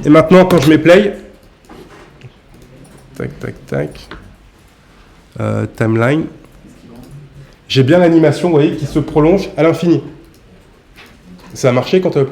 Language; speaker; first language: French; native; French